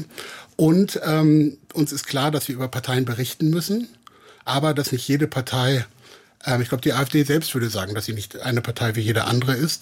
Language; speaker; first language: German; native; German